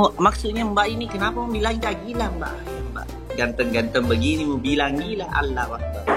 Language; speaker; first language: Indonesian; non-native, local second language; Buginese